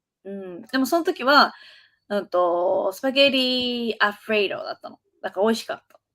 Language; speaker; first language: Japanese; native; Japanese